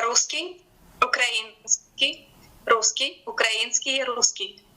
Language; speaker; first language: Russian; native; Russian